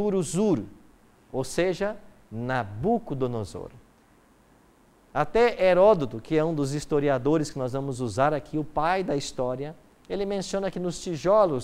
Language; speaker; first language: Portuguese; native; Portuguese